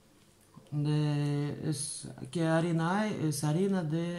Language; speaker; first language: Spanish; non-native, learner; Russian